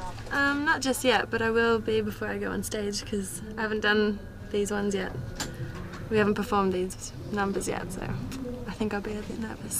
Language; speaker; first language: English; early bilingual, other home language; German